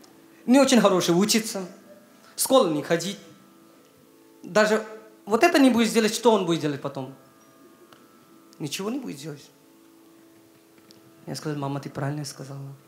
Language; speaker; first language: Russian; non-native, learner; Hindi